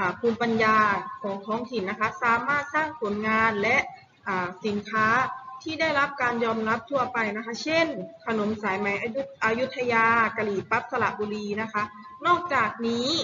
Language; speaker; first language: Thai; native; Thai